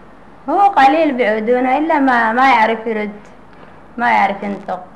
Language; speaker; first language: Arabic; non-native, learner; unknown